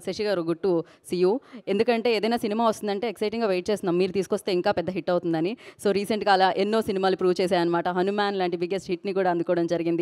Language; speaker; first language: Telugu; native; Telugu